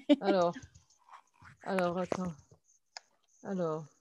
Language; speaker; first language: French; non-native, fluent; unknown